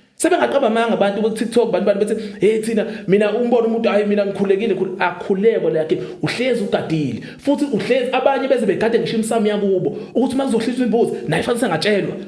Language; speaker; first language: Zulu; native; Zulu